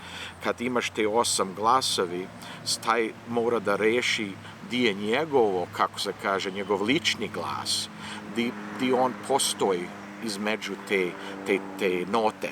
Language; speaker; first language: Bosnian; early bilingual, heritage; Serbian